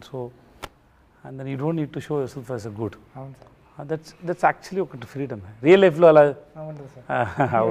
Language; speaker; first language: Telugu; non-native, local second language; Tamil